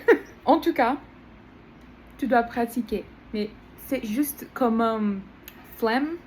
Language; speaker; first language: French; non-native, learner; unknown